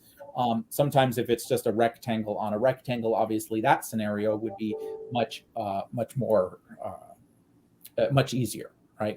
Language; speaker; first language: English; native; English